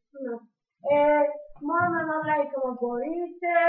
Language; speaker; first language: Greek; non-native, learner; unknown